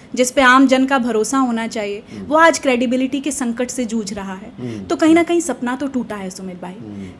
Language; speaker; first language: Hindi; native; Hindi